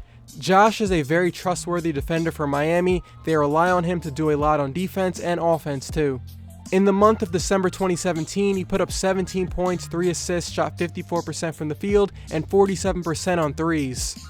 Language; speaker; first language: English; native; English